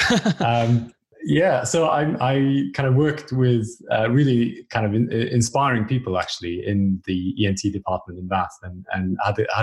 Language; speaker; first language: English; native; English